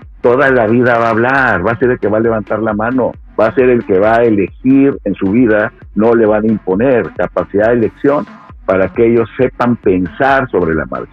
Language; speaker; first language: Spanish; native; Spanish